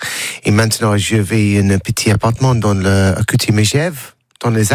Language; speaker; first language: French; non-native, learner; English